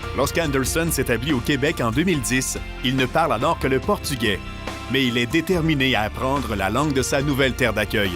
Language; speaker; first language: French; native; French